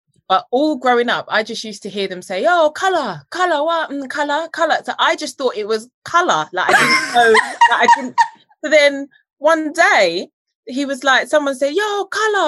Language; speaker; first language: English; native; English